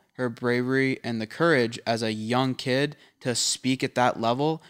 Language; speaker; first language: English; native; English